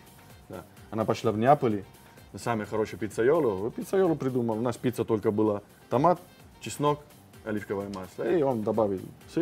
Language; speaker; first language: Russian; non-native, fluent; Italian